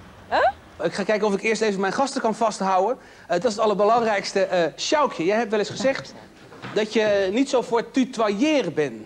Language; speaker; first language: Dutch; native; Dutch